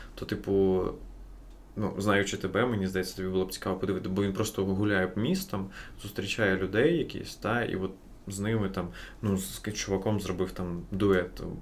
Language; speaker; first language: Ukrainian; non-native, local second language; Russian